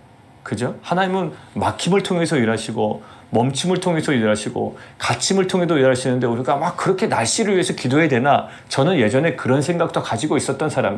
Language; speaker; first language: Korean; native; Korean